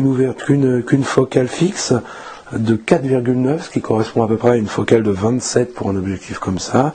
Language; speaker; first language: French; native; French